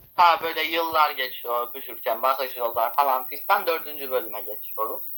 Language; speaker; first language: Turkish; native; Turkish